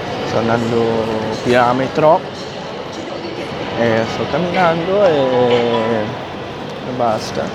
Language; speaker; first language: Italian; non-native, fluent; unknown